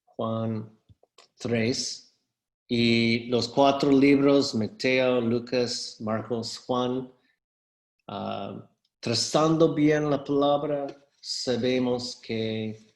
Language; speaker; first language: Spanish; non-native, fluent; English